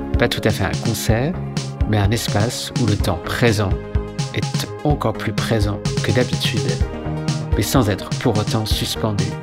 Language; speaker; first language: French; native; French